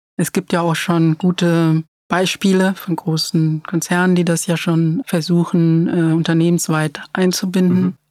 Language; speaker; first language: German; early bilingual, other home language; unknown